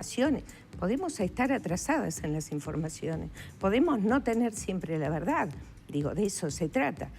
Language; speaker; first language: Spanish; native; Spanish